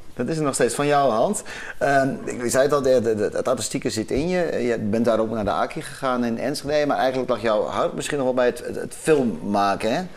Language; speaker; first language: Dutch; native; Dutch